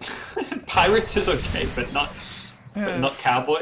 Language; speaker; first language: English; native; English